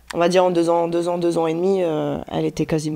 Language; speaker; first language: French; native; French